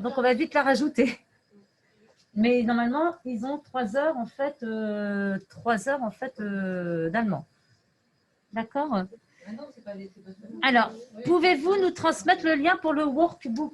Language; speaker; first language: French; native; French